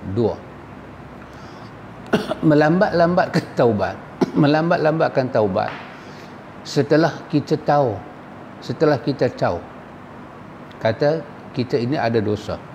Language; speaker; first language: Malay; native; Malay